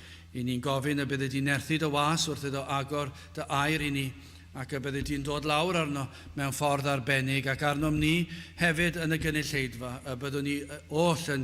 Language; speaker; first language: Welsh; native; Welsh